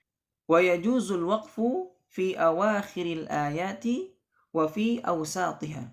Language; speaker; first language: Arabic; non-native, fluent; Indonesian